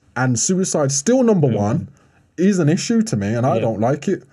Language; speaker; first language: English; native; English